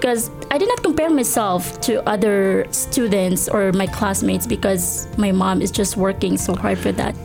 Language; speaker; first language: English; non-native, local second language; Cebuano